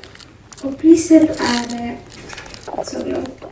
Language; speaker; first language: Swedish; non-native, learner; Amharic